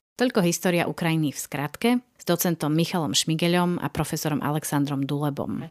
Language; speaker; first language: Slovak; native; Slovak